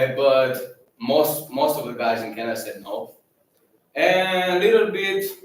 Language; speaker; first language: English; non-native, fluent; Catalan